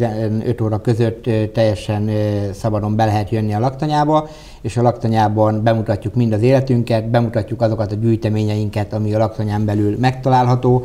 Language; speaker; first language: Hungarian; native; Hungarian